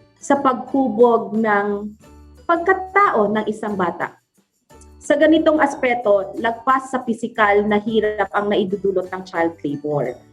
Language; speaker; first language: Filipino; non-native, local second language; Cebuano